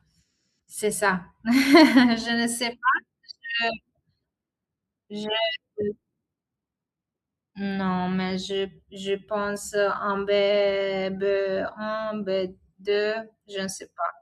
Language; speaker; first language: French; non-native, learner; Italian